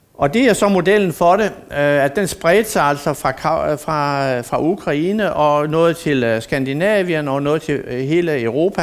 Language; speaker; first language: Danish; native; Danish